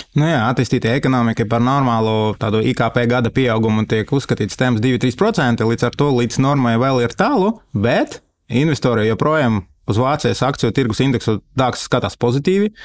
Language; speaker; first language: Latvian; non-native, local second language; Russian